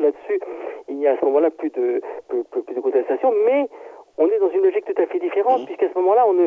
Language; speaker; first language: French; native; French